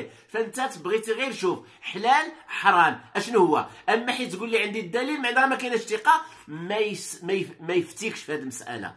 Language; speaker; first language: Arabic; native; Arabic